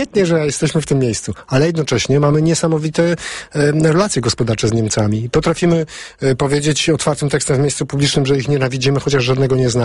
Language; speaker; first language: Polish; native; Polish